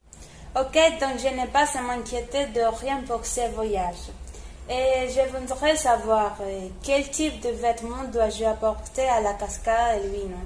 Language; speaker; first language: French; non-native, learner; Spanish